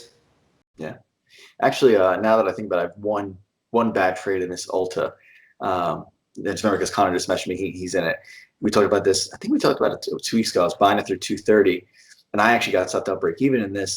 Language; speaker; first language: English; native; English